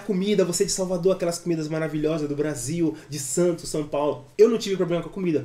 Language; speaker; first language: Portuguese; native; Portuguese